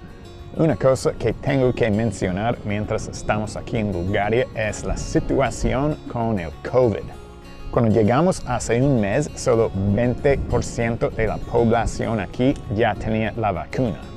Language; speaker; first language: Spanish; non-native, fluent; English